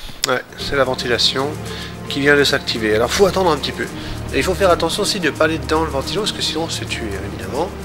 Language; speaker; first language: French; native; French